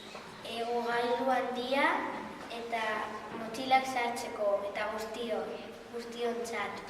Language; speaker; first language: Basque; non-native, local second language; Spanish